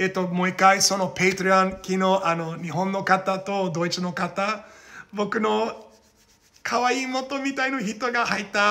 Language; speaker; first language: Japanese; non-native, learner; Portuguese